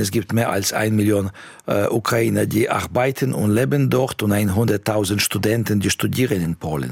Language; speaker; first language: German; non-native, fluent; Russian